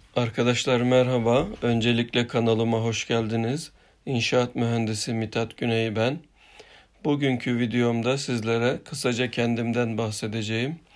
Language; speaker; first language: Turkish; early bilingual, heritage; Turkish